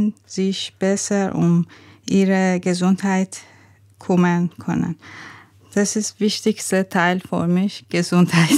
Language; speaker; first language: German; non-native, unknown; Persian